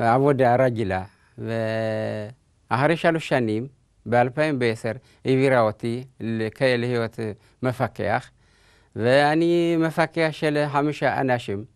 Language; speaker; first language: Hebrew; non-native, fluent; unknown